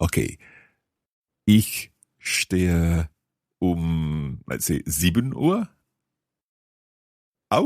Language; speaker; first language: German; non-native, learner; English